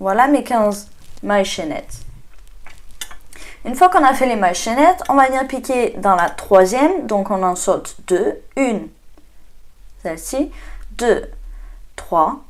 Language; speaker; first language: French; native; French